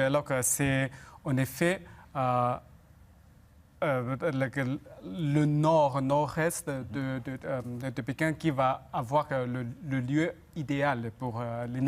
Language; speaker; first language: French; non-native, fluent; Chinese